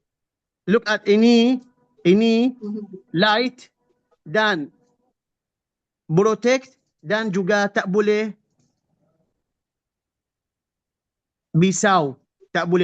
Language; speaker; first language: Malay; non-native, fluent; Arabic